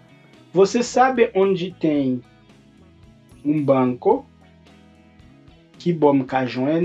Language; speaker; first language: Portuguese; non-native, fluent; Haitian Creole